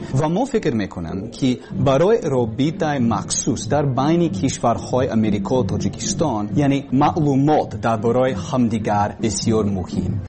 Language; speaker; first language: Persian; non-native, learner; English